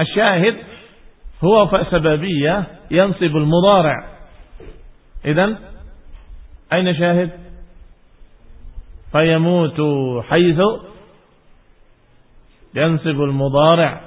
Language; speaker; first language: Arabic; non-native, fluent; Indonesian